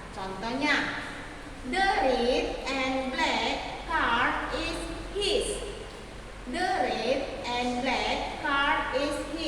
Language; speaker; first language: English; non-native, learner; Indonesian